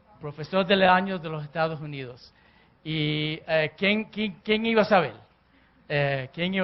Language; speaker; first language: Spanish; early bilingual, heritage; Spanish